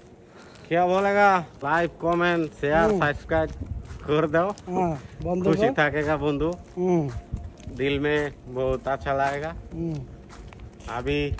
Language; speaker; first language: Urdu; non-native, learner; Nepali